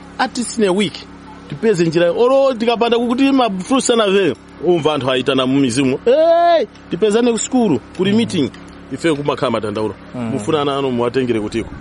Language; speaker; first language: Nyanja; non-native, local second language; Tumbuka